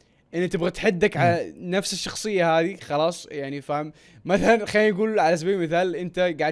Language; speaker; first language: Arabic; native; Arabic